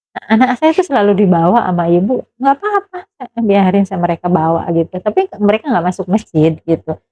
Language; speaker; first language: Indonesian; non-native, local second language; Sundanese